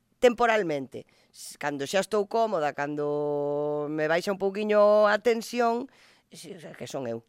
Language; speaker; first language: Galician; non-native, local second language; Spanish